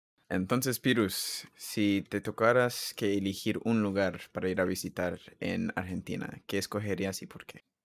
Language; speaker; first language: Spanish; early bilingual, heritage; Spanish